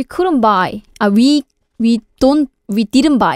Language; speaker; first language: English; non-native, learner; Korean